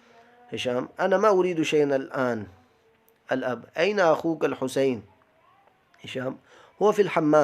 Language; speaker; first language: Arabic; non-native, fluent; Urdu